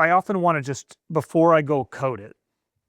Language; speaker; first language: English; native; English